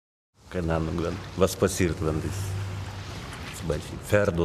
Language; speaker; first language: German; non-native, learner; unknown